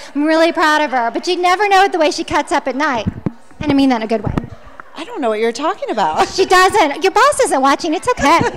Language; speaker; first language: English; native; English